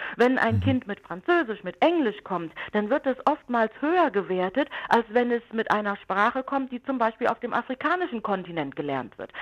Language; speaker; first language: German; native; German